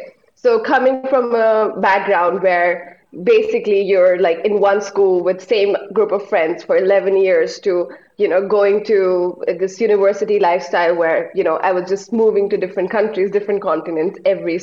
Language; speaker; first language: English; non-native, local second language; Hindi